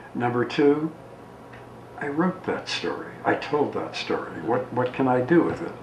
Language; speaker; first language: English; native; English